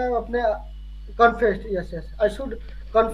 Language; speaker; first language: English; non-native, learner; Hindi